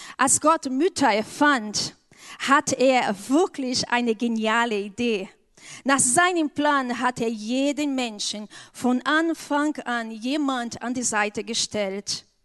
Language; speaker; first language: German; non-native, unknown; Portuguese